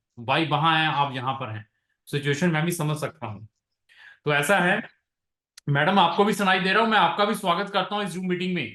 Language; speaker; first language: Hindi; non-native, local second language; Punjabi